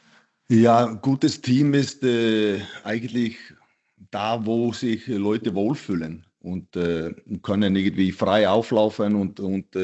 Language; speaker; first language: German; non-native, fluent; Icelandic